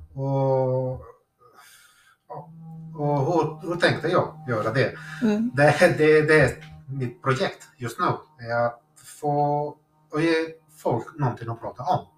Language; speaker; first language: Swedish; non-native, fluent; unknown